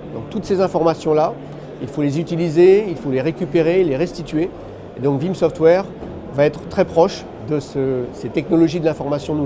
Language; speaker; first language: French; native; French